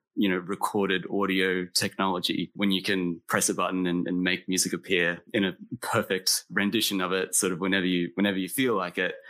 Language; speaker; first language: English; native; English